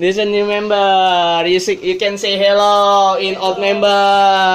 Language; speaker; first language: English; non-native, learner; Indonesian